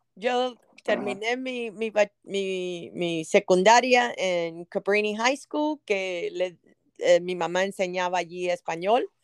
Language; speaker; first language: Spanish; native; Spanish